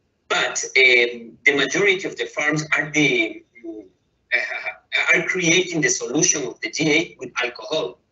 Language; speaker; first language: English; non-native, fluent; Spanish